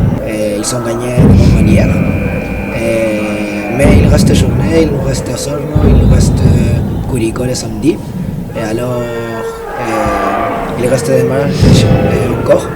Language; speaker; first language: French; non-native, fluent; Spanish